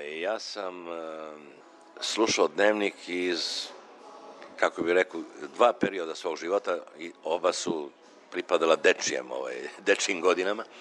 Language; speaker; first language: Serbian; non-native, local second language; Macedonian